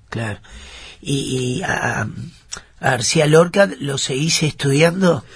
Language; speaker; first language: Spanish; native; Spanish